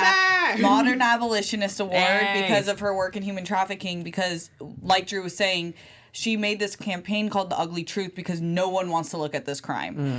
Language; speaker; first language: English; native; English